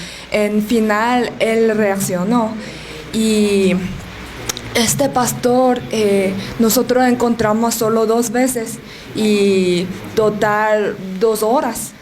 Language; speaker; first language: Spanish; non-native, learner; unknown